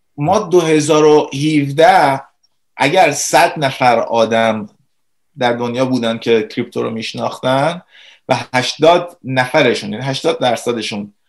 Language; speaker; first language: Persian; native; Persian